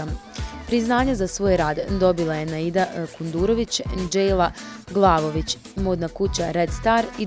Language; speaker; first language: Bosnian; native; Bosnian